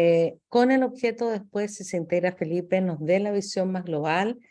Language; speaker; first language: Spanish; native; Spanish